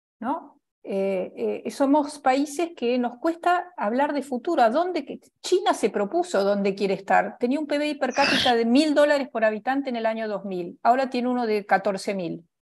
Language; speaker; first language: Spanish; native; Spanish